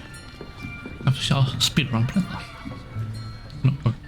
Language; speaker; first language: Swedish; non-native, learner; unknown